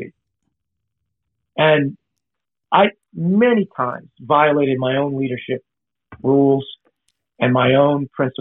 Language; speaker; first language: English; native; English